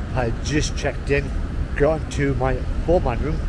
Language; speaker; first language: English; native; English